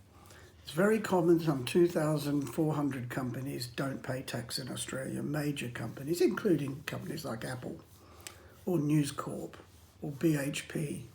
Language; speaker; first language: English; native; English